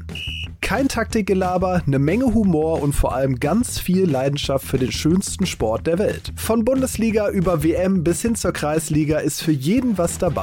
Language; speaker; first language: German; native; German